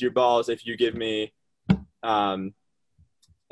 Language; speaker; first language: English; native; English